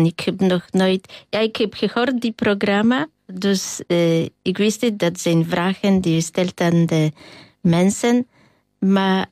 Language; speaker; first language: Dutch; non-native, learner; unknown